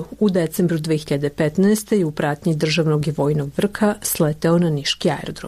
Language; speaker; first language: Croatian; native; Croatian